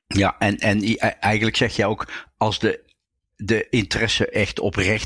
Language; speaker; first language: Dutch; native; Dutch